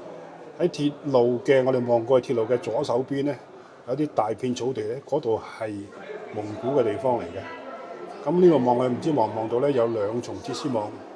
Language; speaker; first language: Cantonese; native; Cantonese